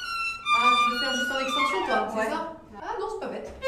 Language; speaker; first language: French; native; French